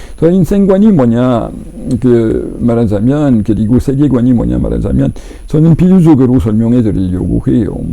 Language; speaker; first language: Korean; non-native, fluent; French